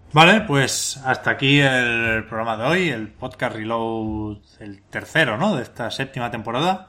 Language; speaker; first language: Spanish; native; Spanish